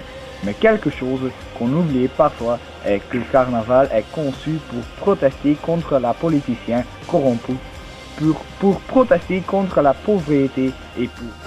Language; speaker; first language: French; non-native, learner; Dutch